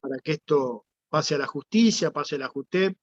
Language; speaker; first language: Spanish; native; Spanish